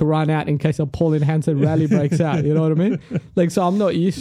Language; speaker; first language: English; non-native, local second language; Tigrinya